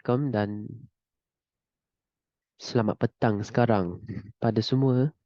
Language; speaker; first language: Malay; non-native, local second language; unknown